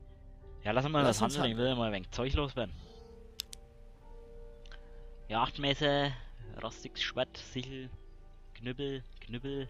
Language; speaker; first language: German; native; German